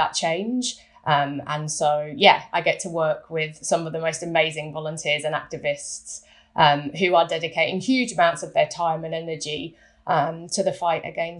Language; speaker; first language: English; native; English